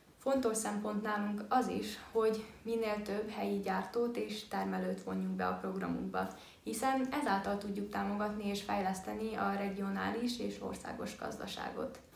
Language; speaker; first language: Hungarian; early bilingual, heritage; Hungarian